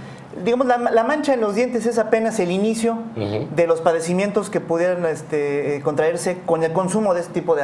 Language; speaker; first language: Spanish; native; Spanish